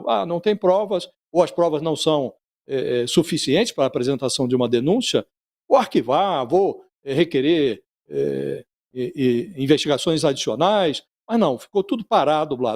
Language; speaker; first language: Portuguese; native; Portuguese